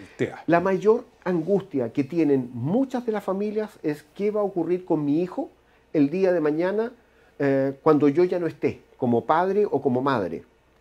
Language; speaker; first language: Spanish; native; Spanish